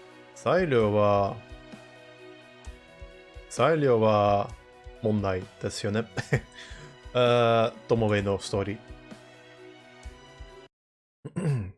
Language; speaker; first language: Japanese; non-native, learner; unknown